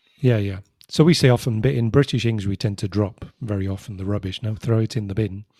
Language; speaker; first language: English; native; English